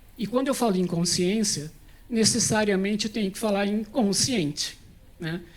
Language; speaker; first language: Portuguese; native; Portuguese